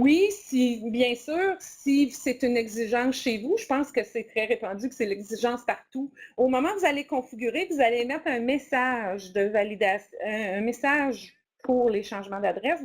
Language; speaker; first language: French; native; French